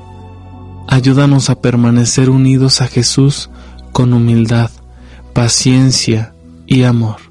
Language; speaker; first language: Spanish; native; Spanish